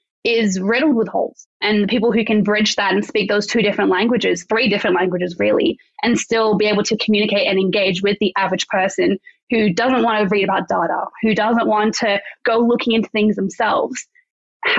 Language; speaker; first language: English; native; English